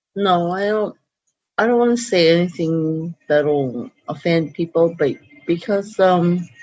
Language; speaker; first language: English; non-native, fluent; Cree